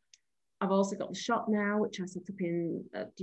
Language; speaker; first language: English; native; English